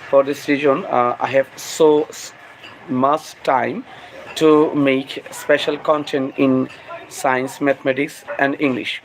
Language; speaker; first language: English; non-native, local second language; Bangla